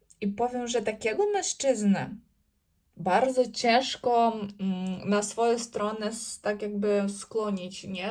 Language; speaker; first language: Polish; non-native, learner; Ukrainian